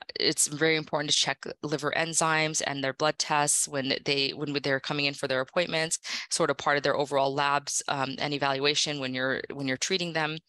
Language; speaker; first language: English; native; English